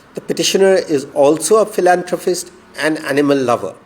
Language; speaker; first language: English; non-native, local second language; Assamese